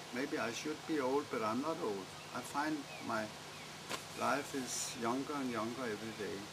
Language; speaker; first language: English; non-native, fluent; Danish